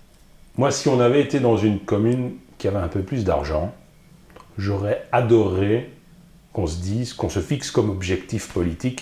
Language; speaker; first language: French; native; French